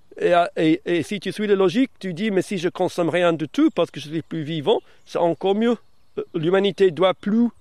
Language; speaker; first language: French; non-native, fluent; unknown